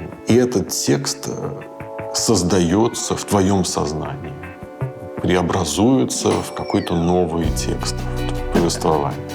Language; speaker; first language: Russian; native; Russian